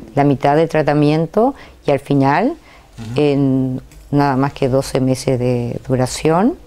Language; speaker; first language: Spanish; native; Spanish